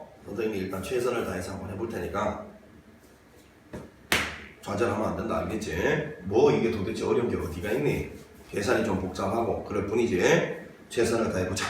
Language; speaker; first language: Korean; native; Korean